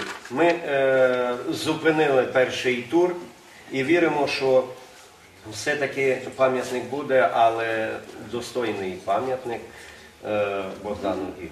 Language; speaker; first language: Ukrainian; native; Ukrainian